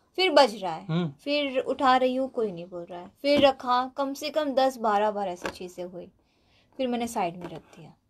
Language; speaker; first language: Hindi; non-native, local second language; Gujarati